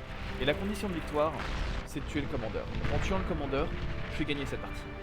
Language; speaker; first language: French; native; French